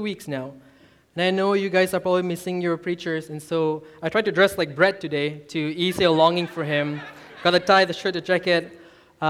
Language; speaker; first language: English; non-native, local second language; Tamil